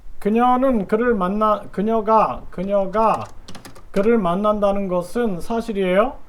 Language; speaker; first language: Korean; native; Korean